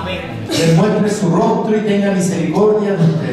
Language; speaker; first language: Spanish; native; Spanish